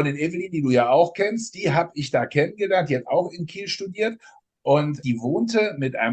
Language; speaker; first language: German; native; German